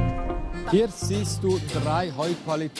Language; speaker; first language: German; native; German